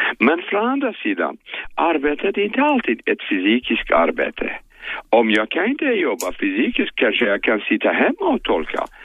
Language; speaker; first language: Swedish; non-native, fluent; Kurdish